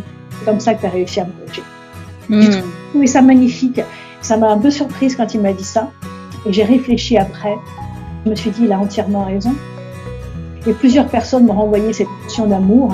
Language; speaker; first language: French; native; French